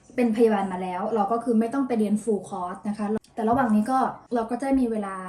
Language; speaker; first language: Thai; native; Thai